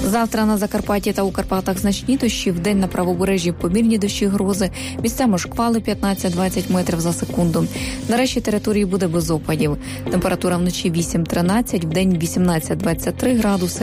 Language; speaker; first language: Ukrainian; native; Ukrainian